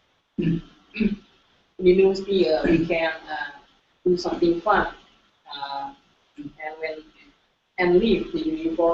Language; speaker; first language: English; non-native, learner; Indonesian